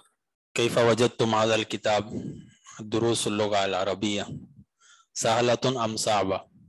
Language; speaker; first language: Arabic; non-native, fluent; Urdu